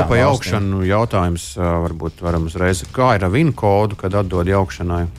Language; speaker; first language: Latvian; native; Latvian